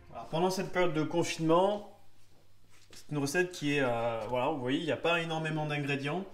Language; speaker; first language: French; native; French